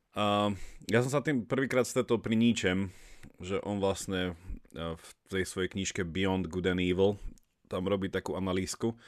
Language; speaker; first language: Slovak; native; Slovak